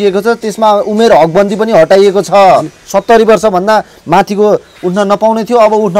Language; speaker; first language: Nepali; native; Nepali